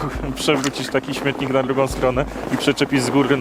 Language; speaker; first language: Polish; native; Polish